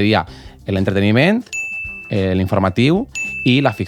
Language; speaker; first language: Catalan; native; Catalan